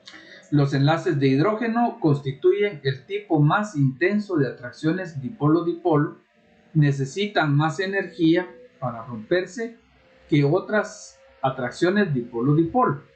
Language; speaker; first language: Spanish; native; Spanish